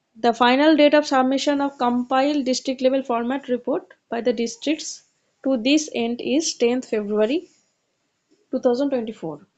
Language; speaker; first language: English; non-native, local second language; Bangla